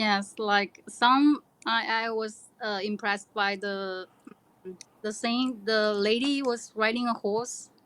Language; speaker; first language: English; non-native, learner; Chinese